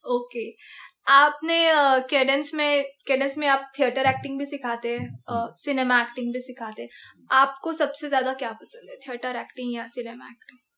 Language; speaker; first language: Hindi; non-native, local second language; Marathi